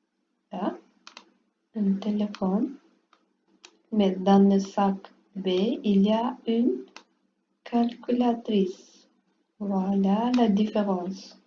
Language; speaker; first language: French; non-native, learner; Portuguese